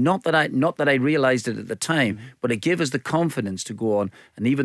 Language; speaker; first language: English; native; English